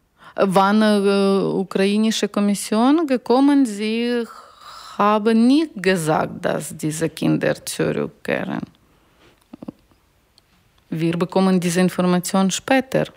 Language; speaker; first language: German; non-native, learner; Ukrainian